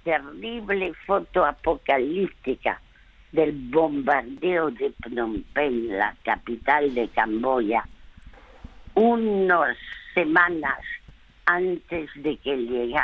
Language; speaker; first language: Spanish; early bilingual, other home language; French